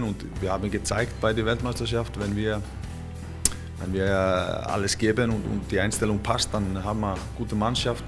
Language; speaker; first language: German; non-native, fluent; Icelandic